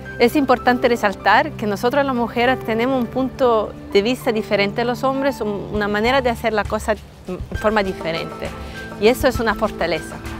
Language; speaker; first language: Spanish; non-native, fluent; Italian